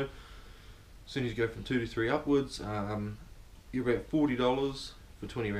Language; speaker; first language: English; native; English